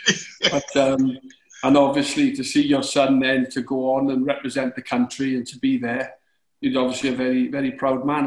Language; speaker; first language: English; native; English